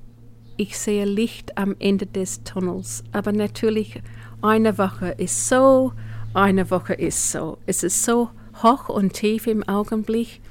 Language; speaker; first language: German; non-native, fluent; English